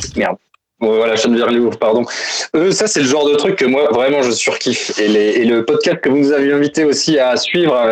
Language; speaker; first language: French; native; French